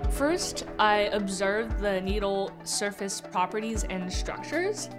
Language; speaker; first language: English; native; English